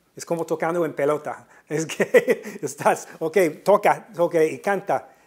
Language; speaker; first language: Spanish; non-native, fluent; English